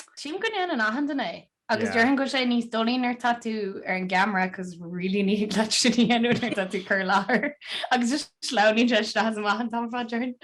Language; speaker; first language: Irish; native; Irish